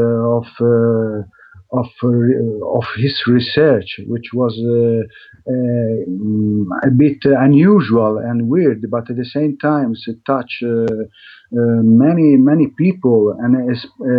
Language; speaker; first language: English; non-native, fluent; Italian